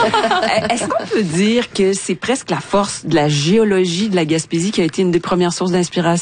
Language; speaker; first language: French; native; French